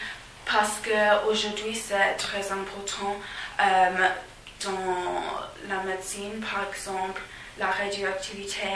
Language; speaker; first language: French; non-native, fluent; English